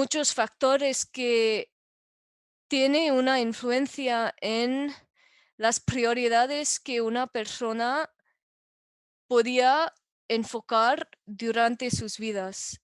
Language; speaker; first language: Spanish; non-native, fluent; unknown